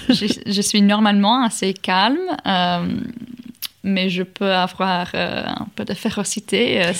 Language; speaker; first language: French; non-native, fluent; English